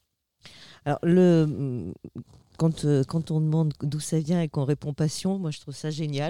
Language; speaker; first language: French; native; French